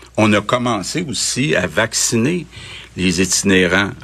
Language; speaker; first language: French; native; French